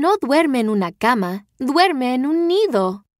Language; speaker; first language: Spanish; non-native, learner; English